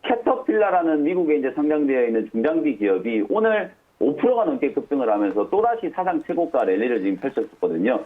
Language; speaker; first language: Korean; native; Korean